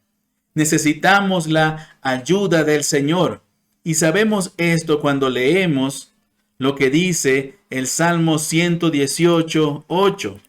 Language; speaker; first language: Spanish; non-native, fluent; English